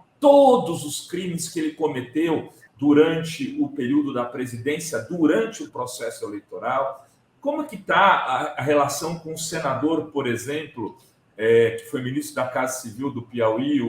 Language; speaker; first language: Portuguese; native; Portuguese